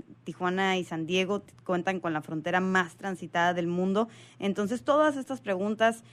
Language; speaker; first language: Spanish; native; Spanish